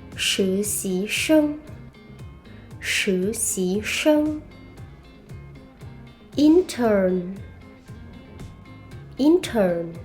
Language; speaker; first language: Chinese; non-native, learner; Lao